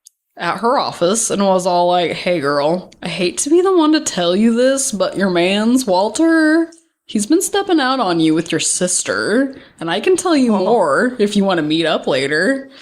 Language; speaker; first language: English; native; English